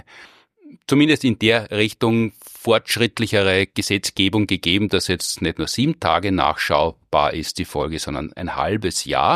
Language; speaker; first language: German; native; German